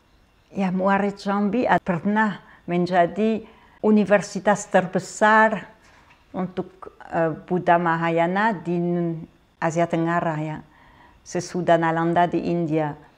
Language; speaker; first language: Indonesian; non-native, fluent; French